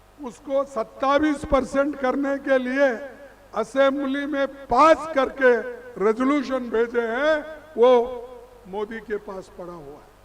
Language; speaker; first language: Hindi; non-native, local second language; Kannada